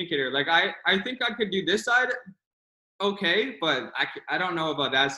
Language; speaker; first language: English; native; English